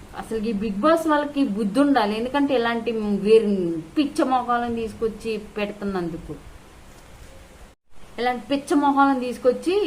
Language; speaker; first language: Telugu; native; Telugu